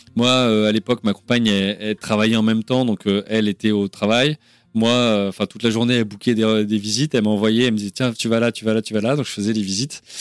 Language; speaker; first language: French; native; French